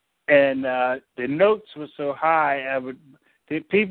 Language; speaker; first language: English; native; English